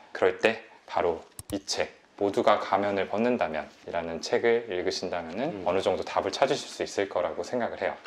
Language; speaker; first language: Korean; native; Korean